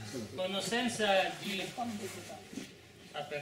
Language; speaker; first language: Italian; non-native, learner; Spanish